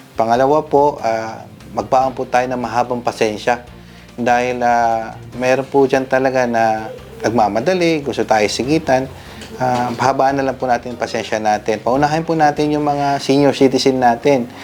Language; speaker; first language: Filipino; native; Filipino